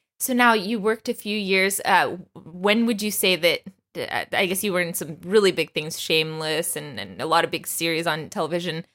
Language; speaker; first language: English; early bilingual, other home language; Persian